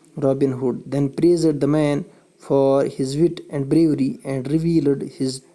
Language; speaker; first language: English; non-native, local second language; Kashmiri